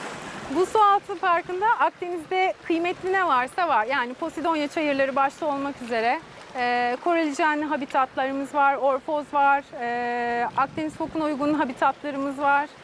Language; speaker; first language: Turkish; native; Turkish